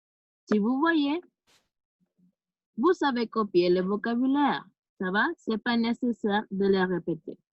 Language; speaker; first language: French; non-native, fluent; Spanish